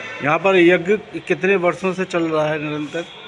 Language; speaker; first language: Hindi; native; Hindi